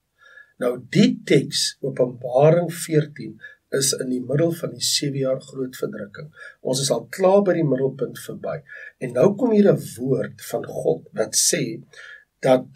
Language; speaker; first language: Afrikaans; native; Afrikaans